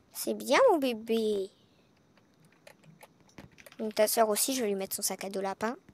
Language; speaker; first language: French; native; French